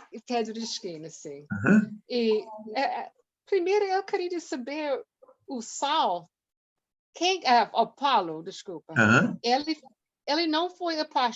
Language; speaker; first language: Portuguese; non-native, learner; English